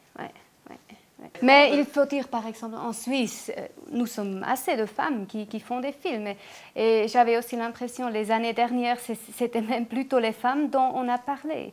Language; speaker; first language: French; non-native, local second language; German